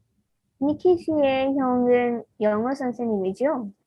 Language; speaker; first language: Korean; non-native, learner; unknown